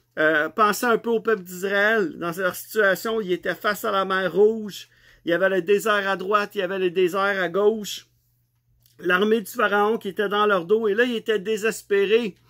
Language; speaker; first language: French; native; French